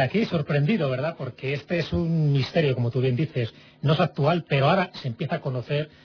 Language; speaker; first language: Spanish; native; Spanish